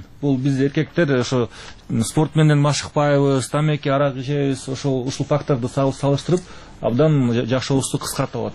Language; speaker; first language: Kyrgyz; native; Kyrgyz